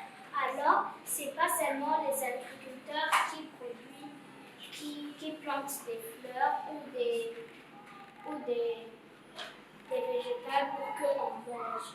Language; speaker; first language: French; non-native, learner; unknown